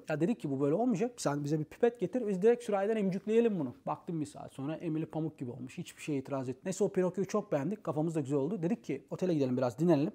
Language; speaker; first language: Turkish; native; Turkish